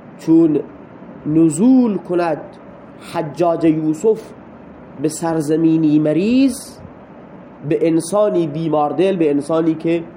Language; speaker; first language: Persian; non-native, local second language; Baluchi